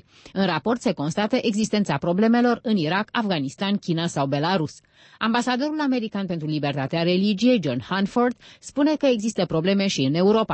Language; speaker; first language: Romanian; native; Romanian